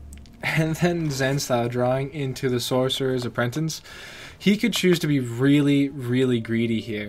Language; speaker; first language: English; native; English